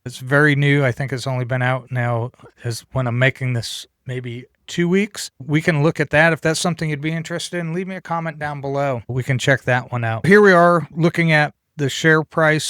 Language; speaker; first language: English; native; English